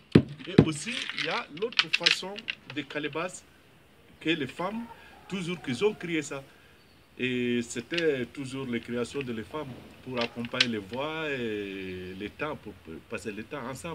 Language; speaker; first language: French; non-native, local second language; Bambara